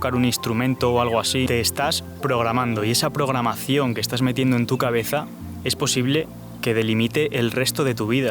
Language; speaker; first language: Spanish; native; Spanish